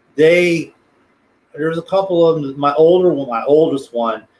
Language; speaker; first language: English; native; English